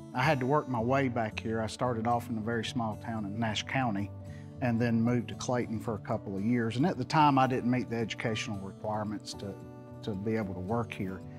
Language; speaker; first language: English; native; English